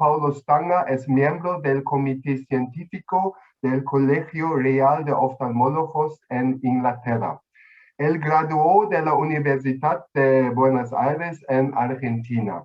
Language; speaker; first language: Spanish; non-native, fluent; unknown